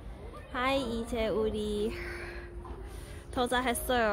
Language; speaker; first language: Korean; non-native, learner; English